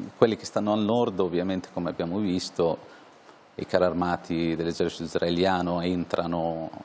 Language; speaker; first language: Italian; non-native, fluent; Arabic